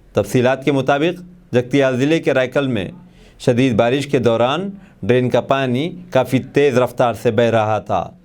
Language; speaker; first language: Urdu; native; Urdu